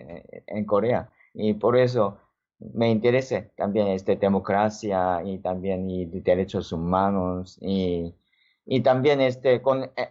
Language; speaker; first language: Spanish; non-native, learner; Korean